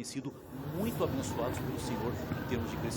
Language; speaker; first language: Portuguese; native; Portuguese